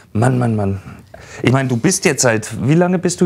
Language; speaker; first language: German; native; German